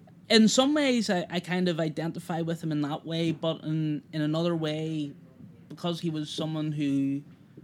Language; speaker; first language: English; native; English